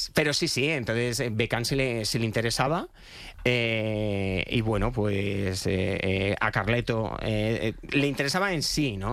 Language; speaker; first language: Spanish; native; Spanish